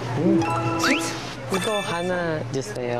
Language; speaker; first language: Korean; non-native, learner; Filipino